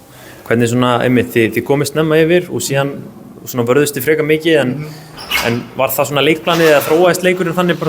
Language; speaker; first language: Icelandic; native; Icelandic